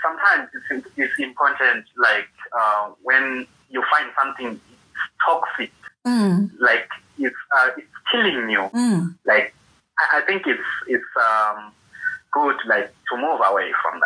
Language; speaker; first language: English; non-native, local second language; North Ndebele